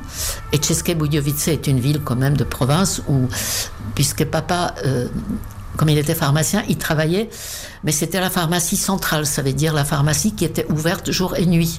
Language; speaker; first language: French; non-native, fluent; Czech